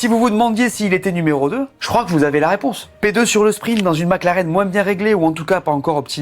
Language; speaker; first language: French; native; French